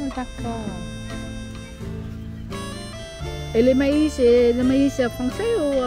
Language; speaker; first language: French; non-native, learner; Vietnamese